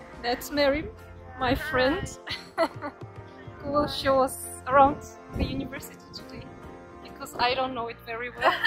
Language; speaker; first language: English; non-native, fluent; German